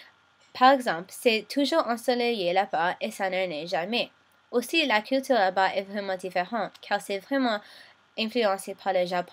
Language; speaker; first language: French; non-native, local second language; English